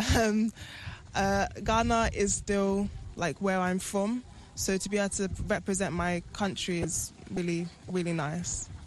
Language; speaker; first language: English; native; English